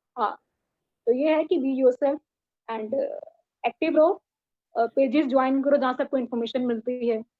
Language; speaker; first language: Hindi; native; Hindi